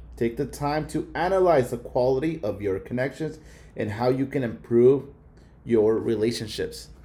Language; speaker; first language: English; early bilingual, other home language; Spanish